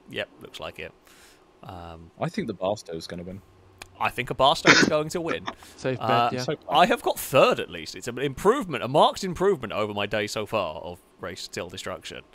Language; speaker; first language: English; native; English